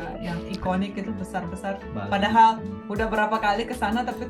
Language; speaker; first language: Indonesian; non-native, fluent; Russian